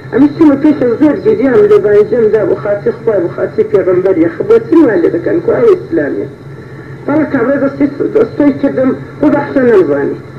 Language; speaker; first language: Central Kurdish; native; Central Kurdish